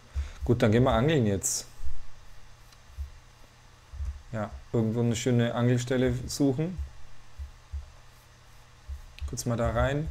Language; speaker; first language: German; native; German